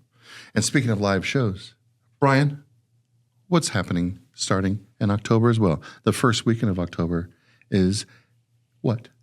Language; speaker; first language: English; native; English